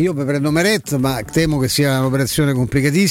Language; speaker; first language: Italian; native; Italian